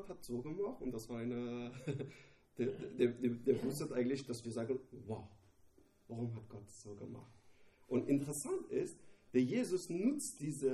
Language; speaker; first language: German; non-native, learner; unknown